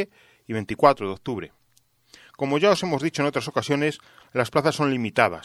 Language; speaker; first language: Spanish; native; Spanish